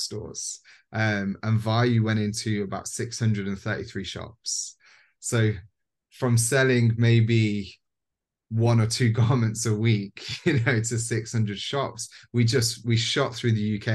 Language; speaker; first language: English; native; English